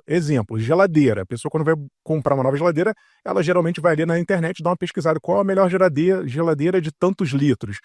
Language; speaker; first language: Portuguese; native; Portuguese